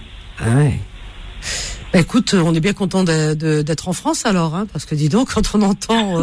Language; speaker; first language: French; native; French